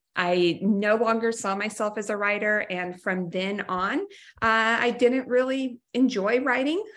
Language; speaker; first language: English; native; English